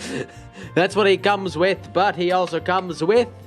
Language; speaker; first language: English; native; English